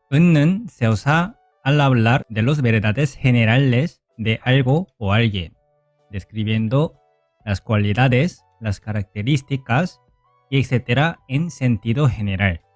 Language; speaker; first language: Spanish; non-native, fluent; Korean